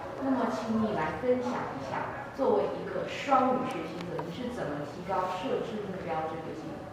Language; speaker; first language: Chinese; native; Chinese